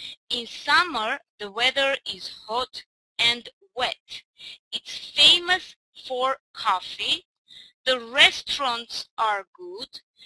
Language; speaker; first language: English; non-native, fluent; Armenian